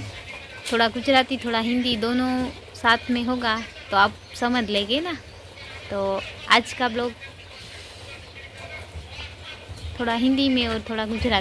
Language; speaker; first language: Hindi; non-native, local second language; Gujarati